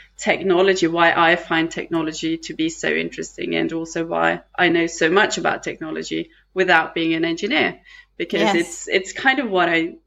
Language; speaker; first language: English; non-native, fluent; Norwegian